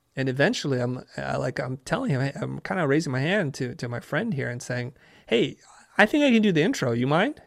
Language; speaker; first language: English; early bilingual, other home language; Vietnamese